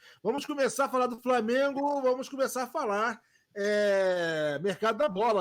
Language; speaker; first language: Portuguese; native; Portuguese